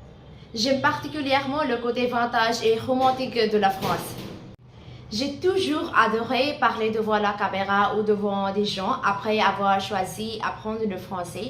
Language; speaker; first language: French; non-native, learner; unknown